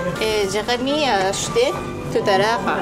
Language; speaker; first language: French; non-native, learner; Japanese